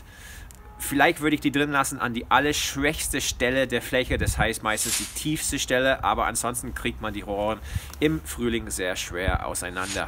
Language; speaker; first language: German; non-native, fluent; English